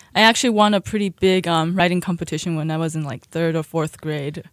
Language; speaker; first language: English; early bilingual, other home language; Chinese